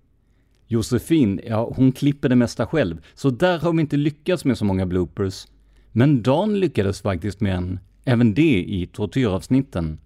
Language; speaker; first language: Swedish; native; Swedish